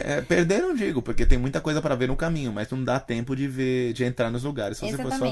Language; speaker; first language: Portuguese; native; Portuguese